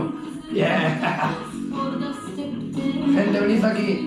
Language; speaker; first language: English; non-native, learner; Spanish